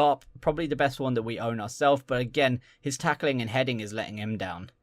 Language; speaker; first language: English; native; English